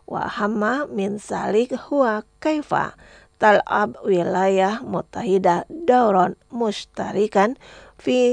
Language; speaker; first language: Arabic; non-native, fluent; Indonesian